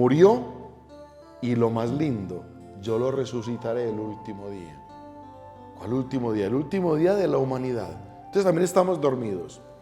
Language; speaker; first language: Spanish; native; Spanish